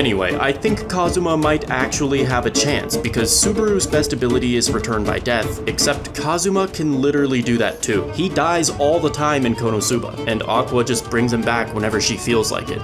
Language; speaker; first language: English; native; English